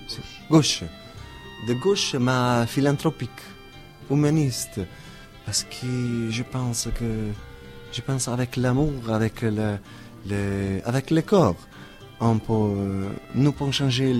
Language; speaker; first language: French; non-native, learner; Italian